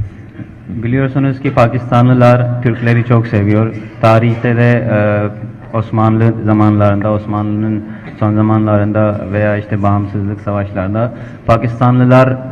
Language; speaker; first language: Turkish; non-native, local second language; Urdu